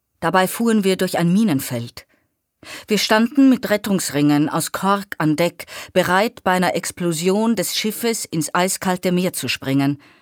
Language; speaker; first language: German; native; German